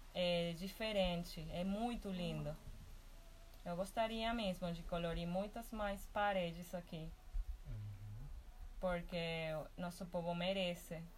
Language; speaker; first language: Portuguese; non-native, fluent; Spanish